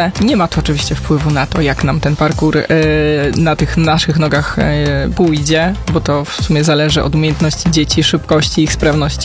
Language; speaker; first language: Polish; native; Polish